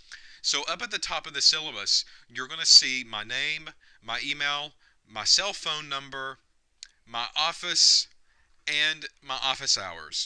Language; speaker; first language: English; native; English